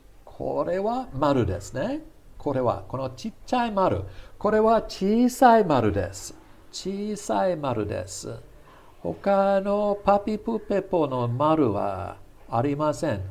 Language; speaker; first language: Japanese; non-native, fluent; English